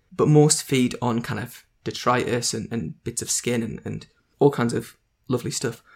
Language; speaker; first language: English; native; English